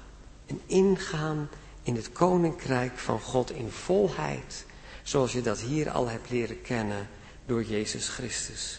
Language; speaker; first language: Dutch; native; Dutch